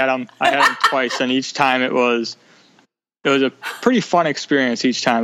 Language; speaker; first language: English; native; English